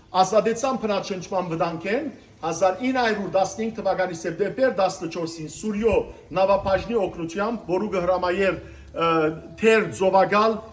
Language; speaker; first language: Armenian; native; Armenian